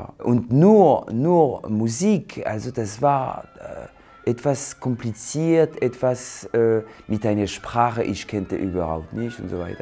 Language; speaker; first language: German; non-native, fluent; French